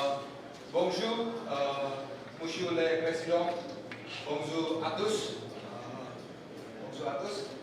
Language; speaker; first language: French; non-native, learner; Indonesian